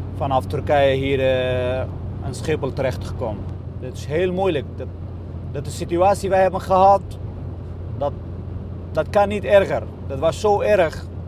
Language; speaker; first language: Dutch; non-native, learner; Kurdish